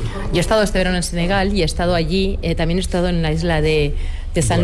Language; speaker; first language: Spanish; native; Spanish